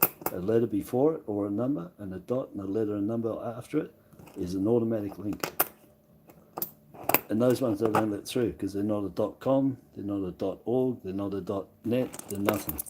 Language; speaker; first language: English; native; English